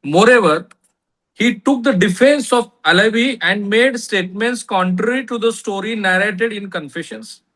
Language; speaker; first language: English; non-native, local second language; Marathi